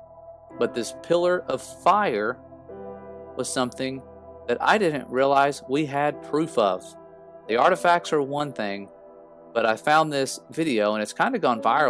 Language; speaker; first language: English; native; English